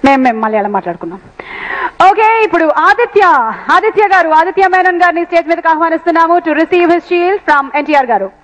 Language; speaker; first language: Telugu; native; Telugu